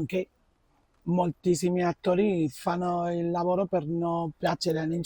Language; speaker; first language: Italian; non-native, fluent; Spanish